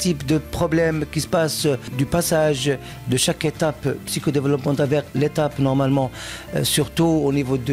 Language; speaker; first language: French; non-native, local second language; Arabic